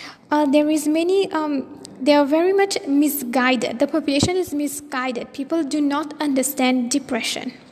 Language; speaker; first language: English; non-native, local second language; Morisyen